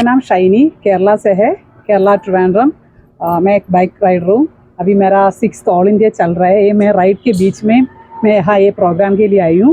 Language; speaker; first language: Hindi; non-native, local second language; Malayalam